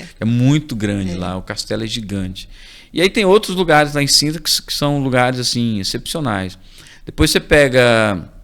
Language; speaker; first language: Portuguese; native; Portuguese